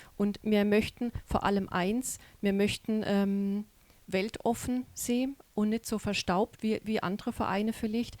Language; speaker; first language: German; native; German